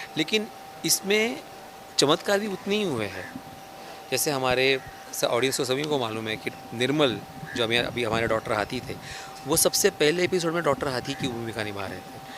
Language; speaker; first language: Hindi; non-native, local second language; Marathi